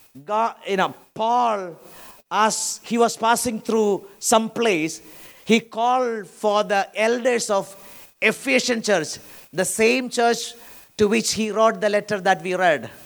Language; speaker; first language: English; non-native, local second language; Malayalam